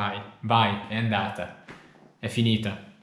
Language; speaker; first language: Italian; native; Italian